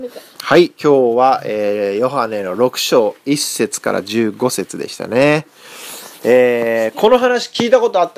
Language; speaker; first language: Japanese; native; Japanese